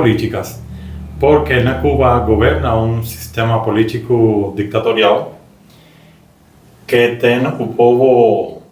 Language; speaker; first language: Portuguese; non-native, learner; Spanish